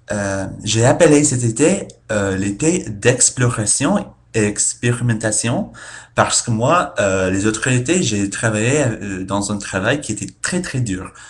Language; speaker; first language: French; non-native, fluent; English